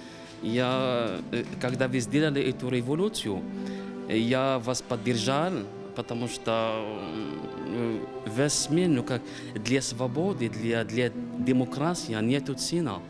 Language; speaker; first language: Ukrainian; non-native, learner; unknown